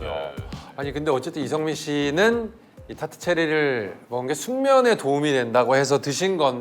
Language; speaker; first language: Korean; native; Korean